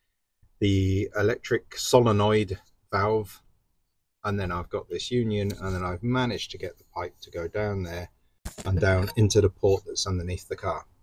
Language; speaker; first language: English; native; English